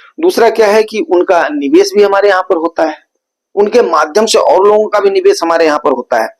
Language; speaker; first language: Hindi; native; Hindi